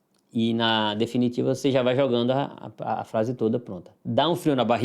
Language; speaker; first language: Portuguese; native; Portuguese